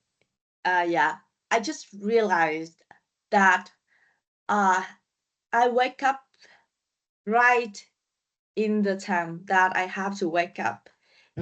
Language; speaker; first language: English; non-native, learner; Vietnamese